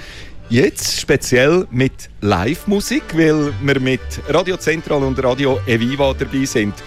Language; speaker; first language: German; native; German